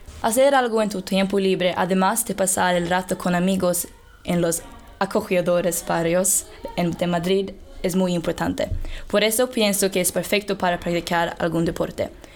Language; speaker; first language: Spanish; non-native, fluent; Swedish